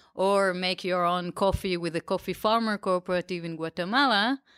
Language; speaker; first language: English; non-native, fluent; Hebrew